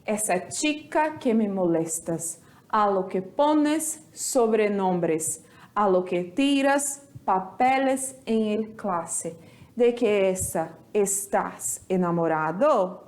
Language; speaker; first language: Spanish; non-native, fluent; Portuguese